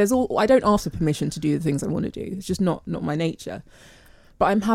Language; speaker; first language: English; native; English